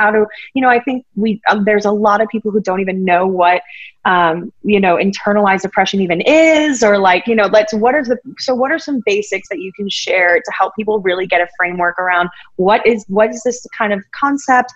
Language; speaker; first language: English; native; English